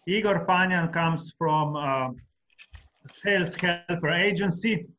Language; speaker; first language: English; non-native, fluent; Slovenian